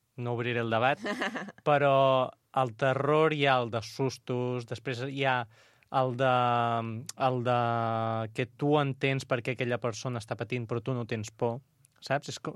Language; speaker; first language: Catalan; non-native, local second language; Spanish